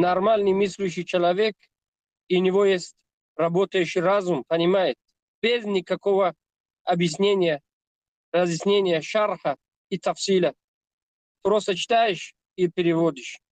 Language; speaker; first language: Russian; non-native, learner; Tajik